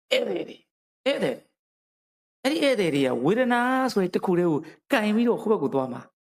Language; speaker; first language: Burmese; native; Burmese